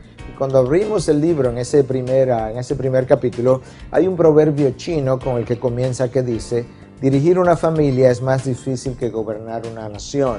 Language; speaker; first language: Spanish; native; Spanish